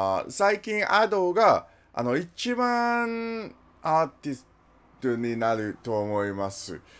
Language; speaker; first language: Japanese; non-native, learner; English